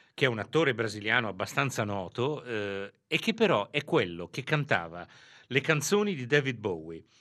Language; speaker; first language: Italian; native; Italian